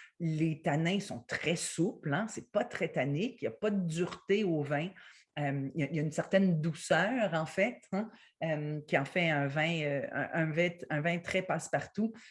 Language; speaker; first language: French; native; French